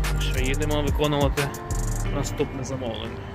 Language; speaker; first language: Ukrainian; native; Ukrainian